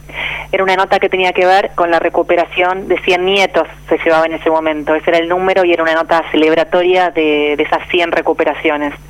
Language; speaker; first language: Spanish; native; Spanish